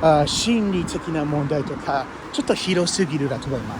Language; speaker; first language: Japanese; non-native, fluent; English